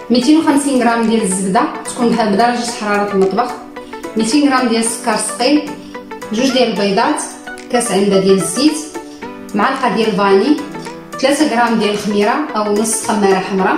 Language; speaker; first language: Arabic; native; Arabic